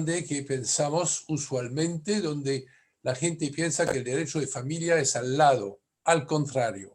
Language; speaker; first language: Spanish; non-native, fluent; French